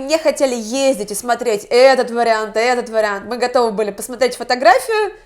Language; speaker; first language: Russian; native; Russian